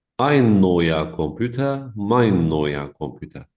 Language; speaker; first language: German; non-native, fluent; Turkish